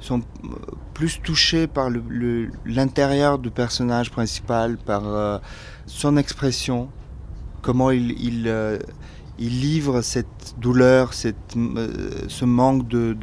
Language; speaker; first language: French; non-native, fluent; Bulgarian